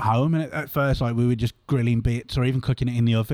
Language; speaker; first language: English; native; English